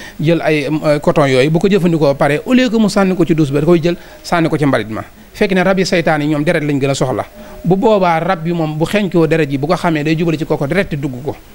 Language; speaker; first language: Wolof; native; Wolof